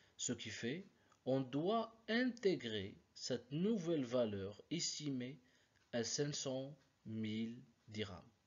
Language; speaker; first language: French; non-native, local second language; Arabic